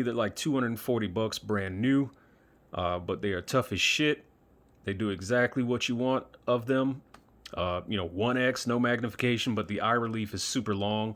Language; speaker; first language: English; native; English